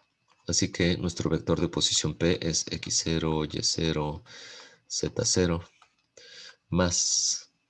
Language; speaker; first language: Spanish; native; Spanish